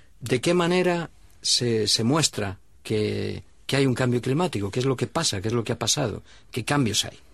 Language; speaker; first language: Spanish; native; Spanish